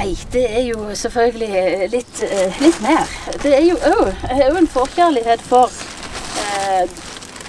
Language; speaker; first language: Norwegian; native; Norwegian